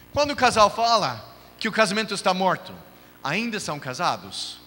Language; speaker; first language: Portuguese; non-native, fluent; English